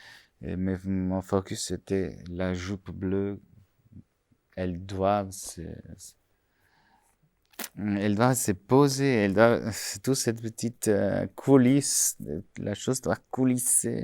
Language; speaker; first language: French; non-native, fluent; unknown